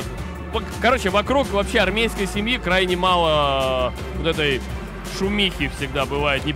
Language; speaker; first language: Russian; native; Russian